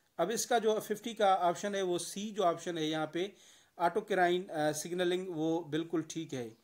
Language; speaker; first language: Urdu; non-native, local second language; Sindhi